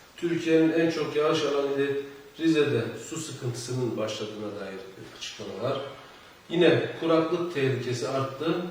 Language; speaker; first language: Turkish; native; Turkish